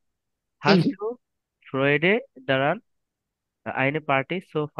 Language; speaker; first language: German; non-native, learner; Bangla